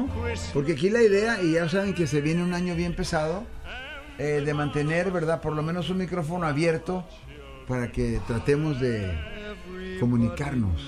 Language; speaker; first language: Spanish; native; Spanish